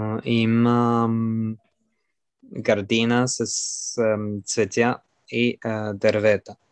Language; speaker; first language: Bulgarian; non-native, learner; French